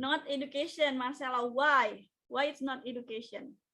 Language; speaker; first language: English; non-native, local second language; Indonesian